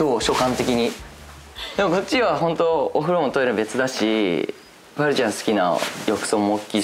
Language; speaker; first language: Japanese; native; Japanese